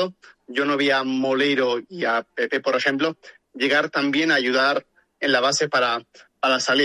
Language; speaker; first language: Spanish; native; Spanish